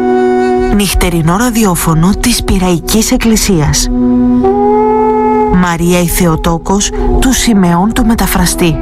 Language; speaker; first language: Greek; native; Greek